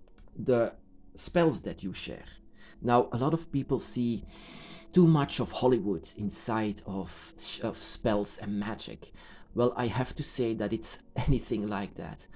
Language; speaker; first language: English; non-native, fluent; Dutch